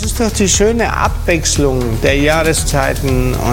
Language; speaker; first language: German; native; German